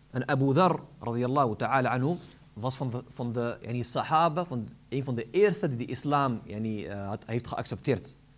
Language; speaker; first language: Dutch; early bilingual, other home language; Arabic